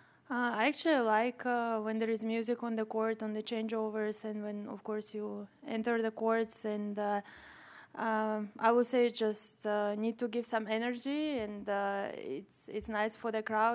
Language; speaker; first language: English; non-native, fluent; Russian